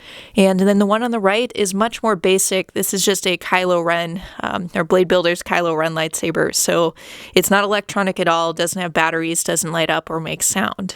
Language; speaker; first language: English; native; English